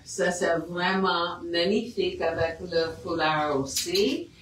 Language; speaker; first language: French; non-native, fluent; English